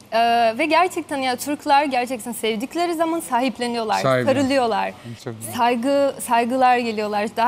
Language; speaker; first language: Turkish; non-native, fluent; Portuguese